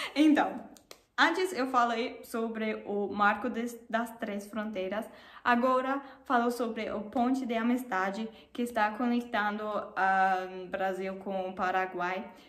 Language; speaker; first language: Portuguese; non-native, learner; German